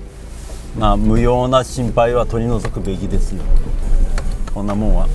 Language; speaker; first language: Japanese; native; Japanese